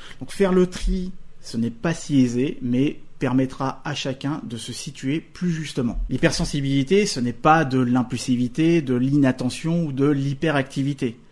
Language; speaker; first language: French; native; French